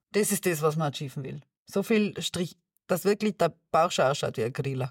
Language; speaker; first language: German; early bilingual, other home language; Serbian